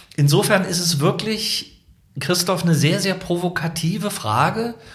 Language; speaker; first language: German; native; German